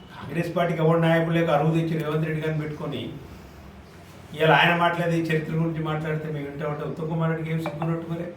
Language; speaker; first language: Telugu; native; Telugu